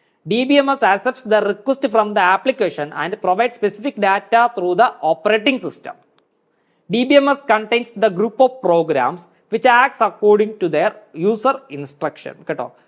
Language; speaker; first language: English; non-native, local second language; Malayalam